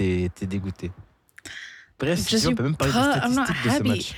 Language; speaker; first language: French; native; French